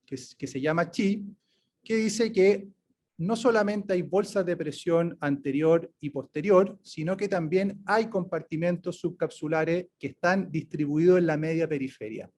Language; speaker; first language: Spanish; native; Spanish